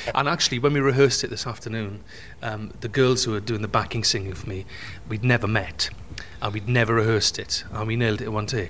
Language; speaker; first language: English; native; English